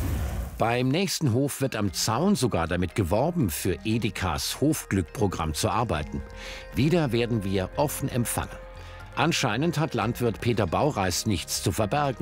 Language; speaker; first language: German; native; German